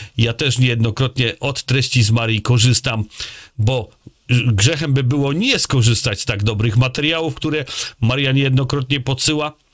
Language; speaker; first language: Polish; native; Polish